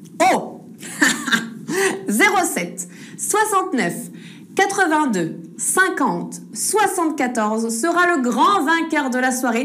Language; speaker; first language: French; native; French